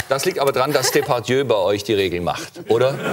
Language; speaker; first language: German; native; German